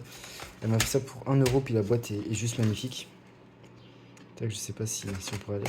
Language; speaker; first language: French; native; French